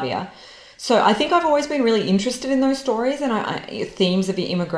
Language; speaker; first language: English; non-native, local second language; Serbian